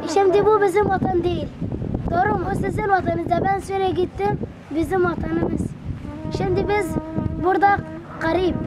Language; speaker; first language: Turkish; non-native, learner; Arabic